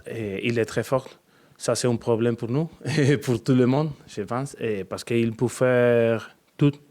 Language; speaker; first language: French; non-native, learner; Spanish